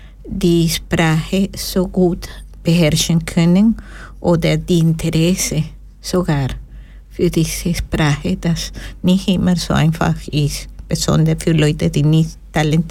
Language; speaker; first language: German; non-native, learner; Spanish